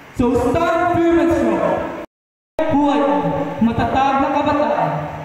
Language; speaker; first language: English; non-native, local second language; Filipino